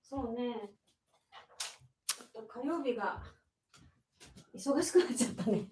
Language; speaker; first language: Japanese; native; Japanese